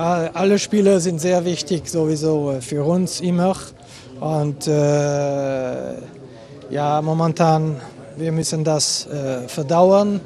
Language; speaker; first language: German; non-native, fluent; French